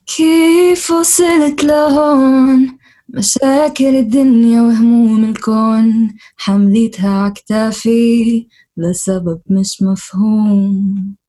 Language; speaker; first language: Arabic; native; Arabic